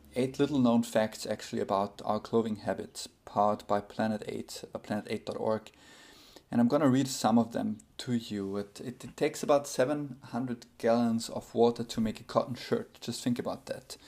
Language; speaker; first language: English; non-native, fluent; German